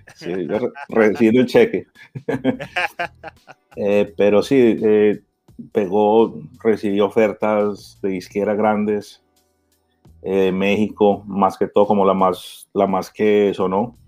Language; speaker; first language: Spanish; early bilingual, heritage; Spanish